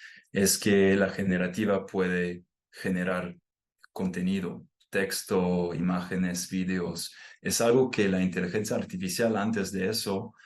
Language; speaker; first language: Spanish; non-native, fluent; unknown